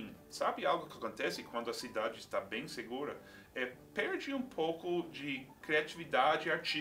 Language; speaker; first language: Portuguese; non-native, fluent; English